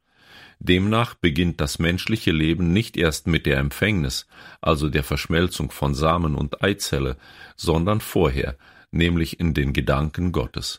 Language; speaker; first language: German; native; German